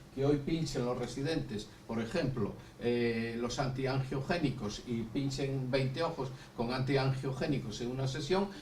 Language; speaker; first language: Spanish; native; Spanish